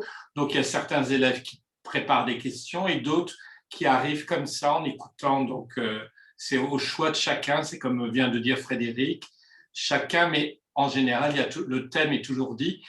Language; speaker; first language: French; native; French